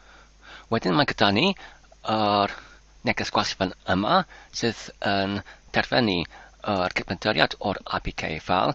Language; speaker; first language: Welsh; non-native, learner; English